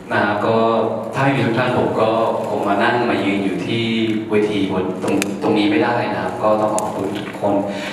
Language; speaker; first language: Thai; early bilingual, heritage; Thai